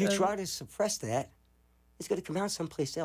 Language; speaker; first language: English; native; English